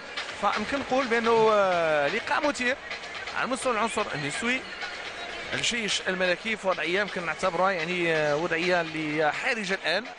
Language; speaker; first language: Arabic; native; Arabic